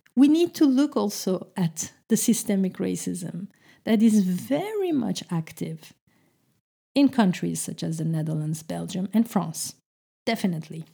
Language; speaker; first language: English; non-native, fluent; Turkish